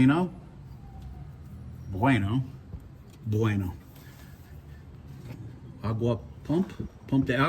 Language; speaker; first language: Spanish; non-native, learner; English